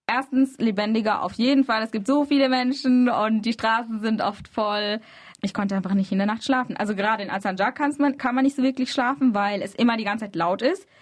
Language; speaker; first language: German; early bilingual, other home language; Arabic